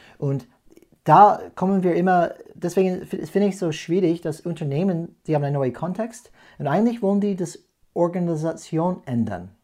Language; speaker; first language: German; non-native, fluent; English